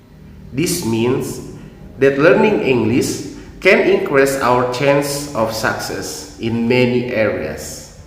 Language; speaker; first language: English; non-native, fluent; Indonesian